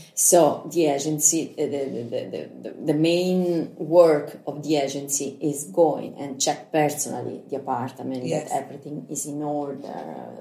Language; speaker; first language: English; non-native, learner; Italian